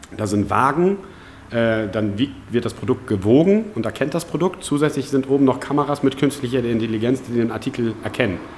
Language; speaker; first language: German; native; German